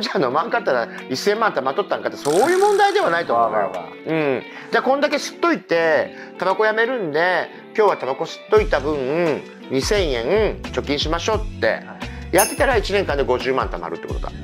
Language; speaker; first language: Japanese; native; Japanese